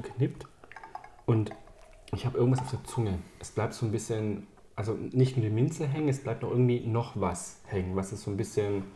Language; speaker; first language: German; early bilingual, other home language; Italian